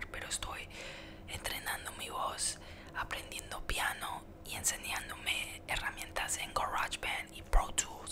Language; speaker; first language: Spanish; early bilingual, heritage; Spanish